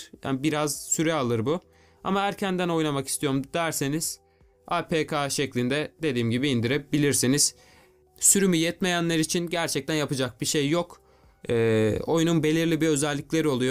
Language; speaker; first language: Turkish; native; Turkish